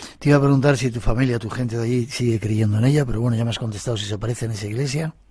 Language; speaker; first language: Spanish; native; Spanish